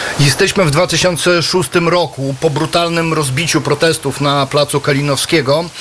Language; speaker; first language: Polish; native; Polish